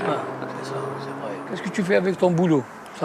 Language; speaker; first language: French; non-native, local second language; Arabic